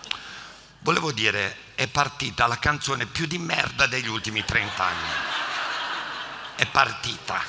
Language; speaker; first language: Italian; native; Italian